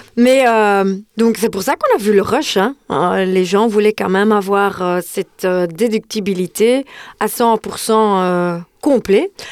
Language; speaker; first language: French; non-native, local second language; Dutch